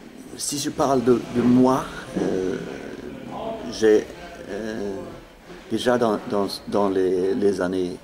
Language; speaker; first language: French; non-native, fluent; Swedish